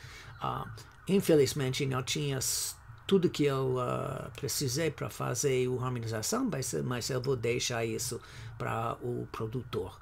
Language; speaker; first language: Portuguese; non-native, fluent; English